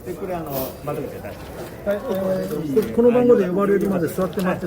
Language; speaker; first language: Japanese; native; Japanese